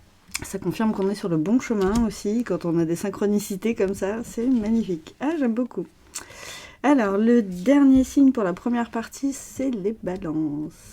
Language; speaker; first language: French; native; French